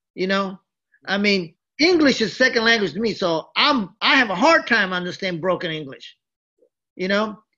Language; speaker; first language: English; early bilingual, other home language; Japanese